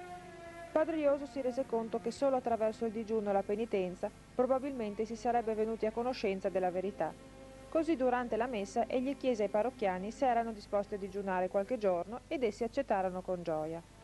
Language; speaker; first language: Italian; native; Italian